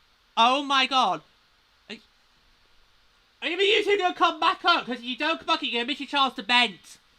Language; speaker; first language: English; native; English